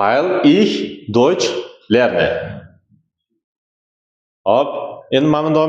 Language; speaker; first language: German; non-native, learner; Uzbek